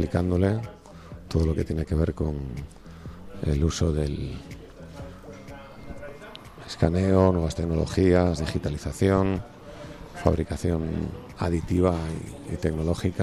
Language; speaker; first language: Spanish; native; Spanish